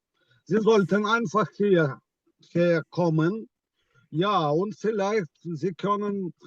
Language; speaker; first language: German; non-native, fluent; Ukrainian